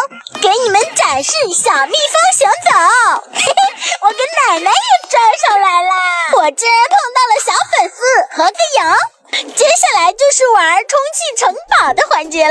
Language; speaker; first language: Chinese; native; Chinese